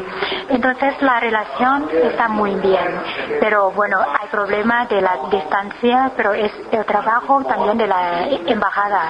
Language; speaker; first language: Spanish; non-native, learner; Thai